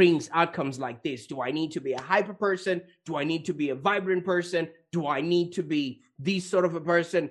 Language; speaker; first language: English; non-native, local second language; Shona